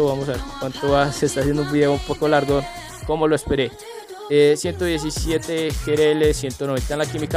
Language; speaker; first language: Spanish; native; Spanish